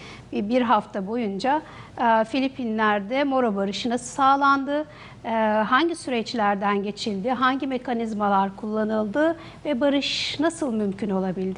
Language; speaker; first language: Turkish; native; Turkish